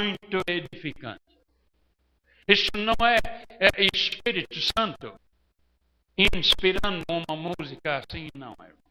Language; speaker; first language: Portuguese; non-native, fluent; English